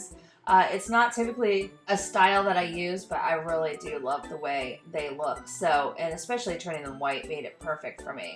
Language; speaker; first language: English; native; English